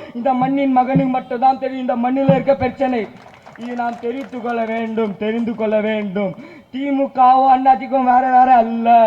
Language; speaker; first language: Tamil; non-native, local second language; Urdu